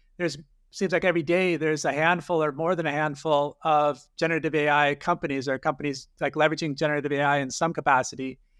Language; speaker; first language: English; native; English